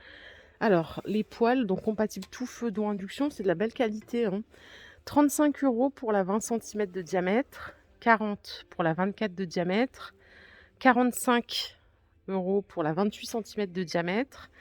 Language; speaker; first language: French; native; French